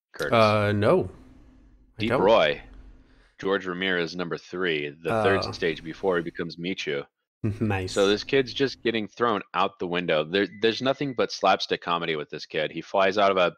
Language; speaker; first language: English; native; English